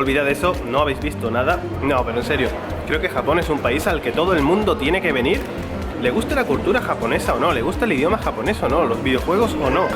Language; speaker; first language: Spanish; native; Spanish